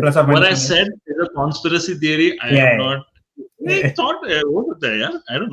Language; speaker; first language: English; non-native, local second language; Hindi